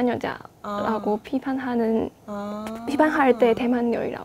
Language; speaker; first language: Korean; non-native, fluent; Chinese